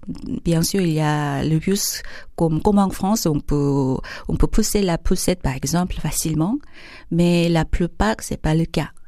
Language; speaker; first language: French; non-native, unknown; Korean